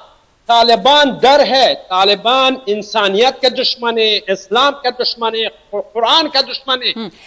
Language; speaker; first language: Hindi; non-native, learner; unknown